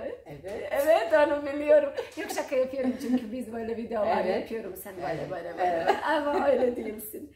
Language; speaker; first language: Turkish; non-native, learner; Croatian